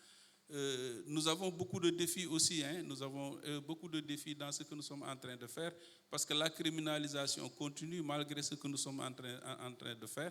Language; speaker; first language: French; non-native, local second language; Wolof